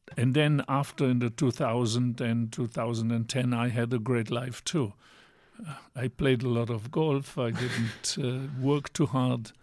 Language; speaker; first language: English; non-native, fluent; Italian